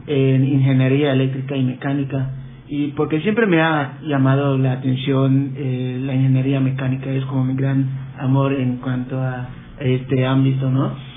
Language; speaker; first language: Spanish; non-native, fluent; English